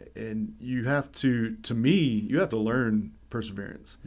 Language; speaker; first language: English; native; English